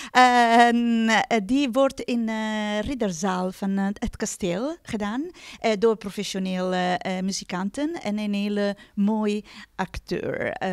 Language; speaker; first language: Dutch; non-native, fluent; Italian